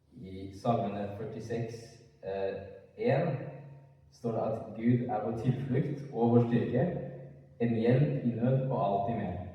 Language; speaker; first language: Norwegian; early bilingual, other home language; Amharic